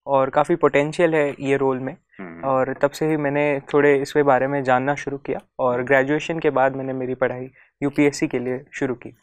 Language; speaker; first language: Hindi; non-native, local second language; Marathi